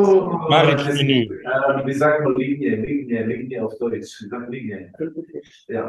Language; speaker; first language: German; early bilingual, other home language; Croatian